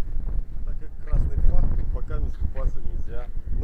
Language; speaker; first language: Russian; native; Russian